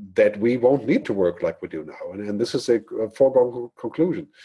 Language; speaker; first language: English; non-native, fluent; German